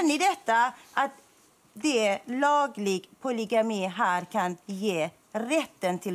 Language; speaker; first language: Swedish; non-native, fluent; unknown